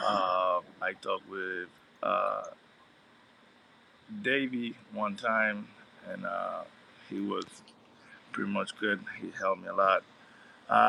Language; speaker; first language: English; non-native, learner; Spanish